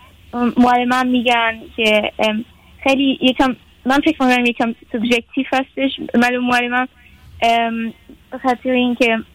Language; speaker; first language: Persian; early bilingual, heritage; Persian